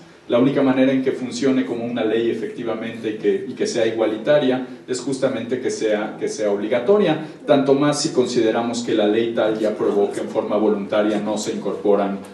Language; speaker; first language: Spanish; native; Spanish